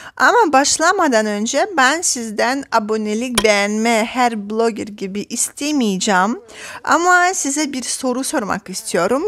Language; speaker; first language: Turkish; non-native, fluent; Russian